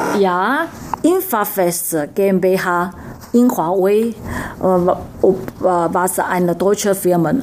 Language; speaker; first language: German; non-native, learner; Chinese